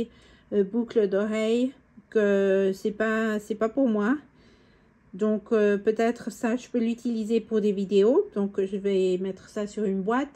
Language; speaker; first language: French; non-native, fluent; Spanish